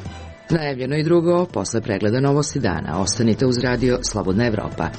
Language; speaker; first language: Serbian; native; Serbian